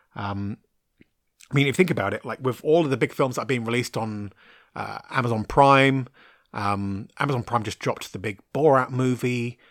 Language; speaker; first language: English; native; English